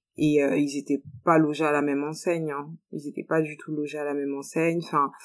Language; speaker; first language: French; native; French